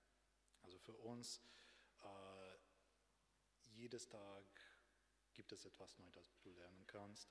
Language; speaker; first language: German; non-native, fluent; Romanian